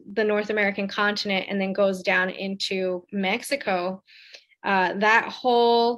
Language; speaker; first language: English; native; English